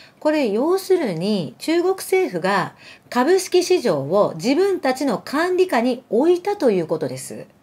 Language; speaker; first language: Japanese; early bilingual, other home language; Arabic